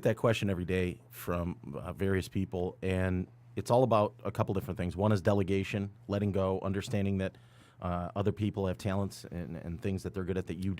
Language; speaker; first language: English; native; English